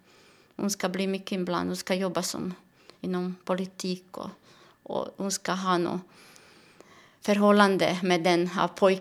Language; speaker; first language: Swedish; non-native, learner; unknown